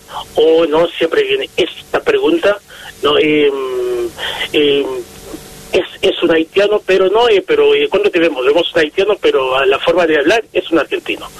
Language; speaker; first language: Spanish; non-native, fluent; Haitian Creole